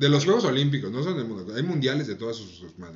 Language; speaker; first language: Spanish; native; Spanish